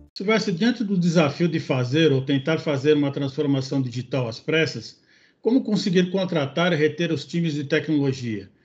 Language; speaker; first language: Portuguese; native; Portuguese